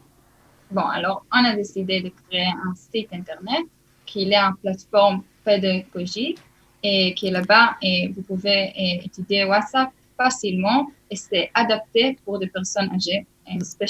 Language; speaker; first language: French; early bilingual, heritage; Hebrew